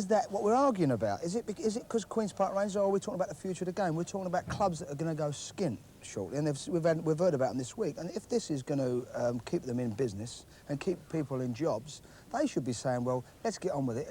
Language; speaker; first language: English; native; English